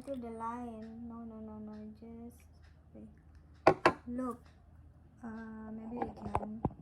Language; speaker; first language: English; non-native, learner; Indonesian